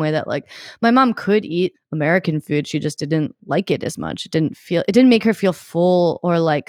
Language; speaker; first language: English; native; English